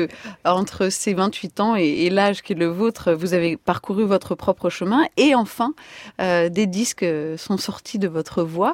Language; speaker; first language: French; native; French